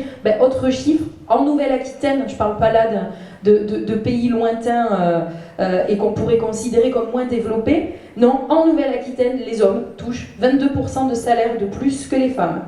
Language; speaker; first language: French; native; French